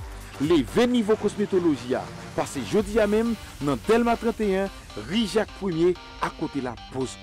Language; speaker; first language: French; non-native, local second language; Haitian Creole